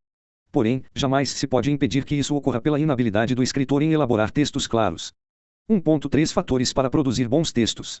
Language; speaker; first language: Portuguese; native; Portuguese